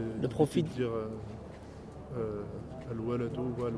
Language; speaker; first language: Arabic; non-native, learner; French